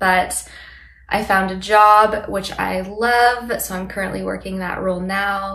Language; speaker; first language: English; native; English